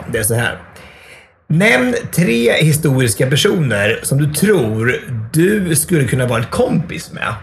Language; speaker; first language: Swedish; native; Swedish